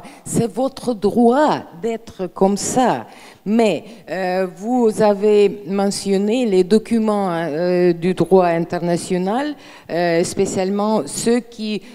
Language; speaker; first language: French; non-native, fluent; Russian